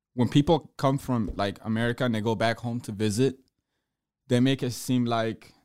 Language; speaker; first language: English; early bilingual, other home language; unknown